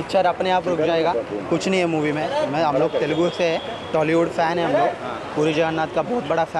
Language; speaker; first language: Hindi; non-native, local second language; Telugu